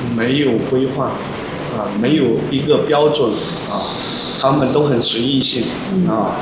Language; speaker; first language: Chinese; native; Chinese